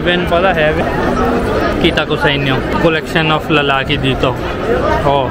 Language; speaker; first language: Filipino; non-native, learner; Hindi